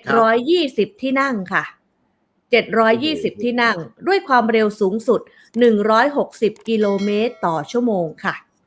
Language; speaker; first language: Thai; native; Thai